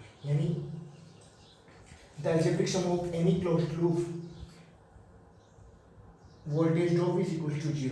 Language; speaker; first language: Hindi; native; Hindi